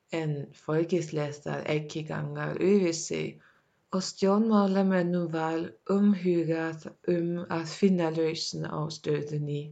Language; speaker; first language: Icelandic; non-native, learner; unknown